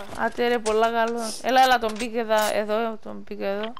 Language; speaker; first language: Greek; native; Greek